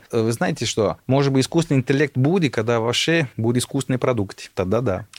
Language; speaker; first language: Russian; non-native, fluent; Italian